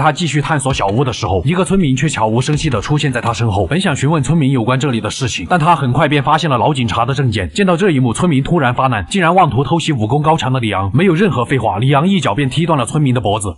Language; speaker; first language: Chinese; native; Chinese